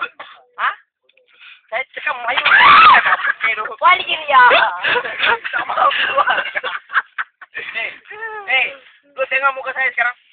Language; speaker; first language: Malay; non-native, local second language; Tamil